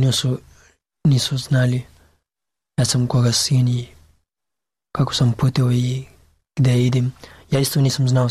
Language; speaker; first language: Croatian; non-native, learner; Pashto